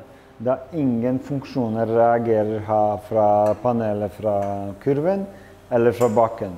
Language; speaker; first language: Norwegian; non-native, fluent; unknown